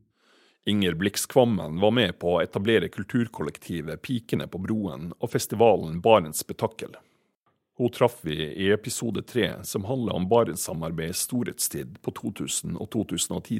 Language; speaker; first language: Norwegian; native; Norwegian